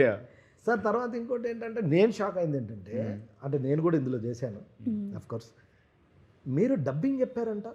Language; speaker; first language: Telugu; native; Telugu